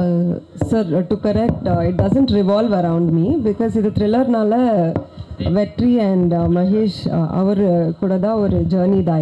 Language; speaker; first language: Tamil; non-native, learner; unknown